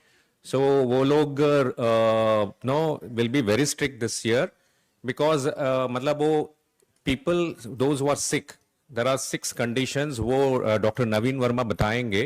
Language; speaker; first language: Hindi; non-native, local second language; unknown